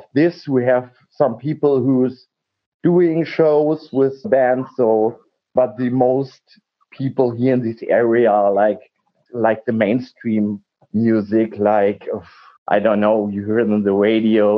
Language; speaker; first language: English; non-native, learner; German